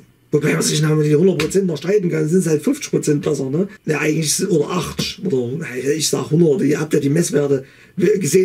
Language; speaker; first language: German; native; German